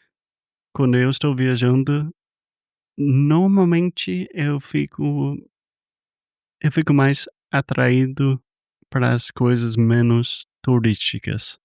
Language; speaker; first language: Portuguese; non-native, fluent; English